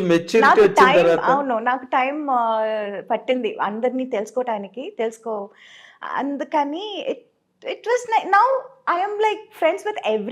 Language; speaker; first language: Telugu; non-native, local second language; Tamil